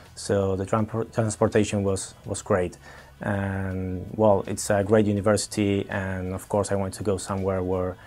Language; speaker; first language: English; non-native, fluent; Spanish